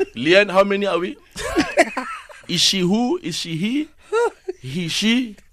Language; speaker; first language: English; non-native, local second language; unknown